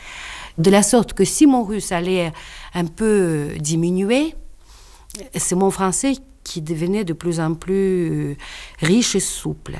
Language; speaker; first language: French; non-native, fluent; Russian